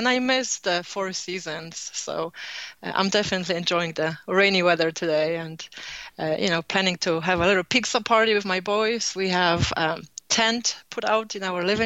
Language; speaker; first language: English; non-native, fluent; Polish